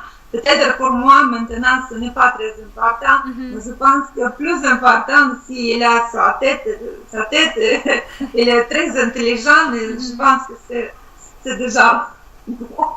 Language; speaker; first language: French; non-native, learner; Russian